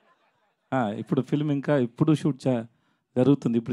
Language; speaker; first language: Telugu; non-native, learner; Tamil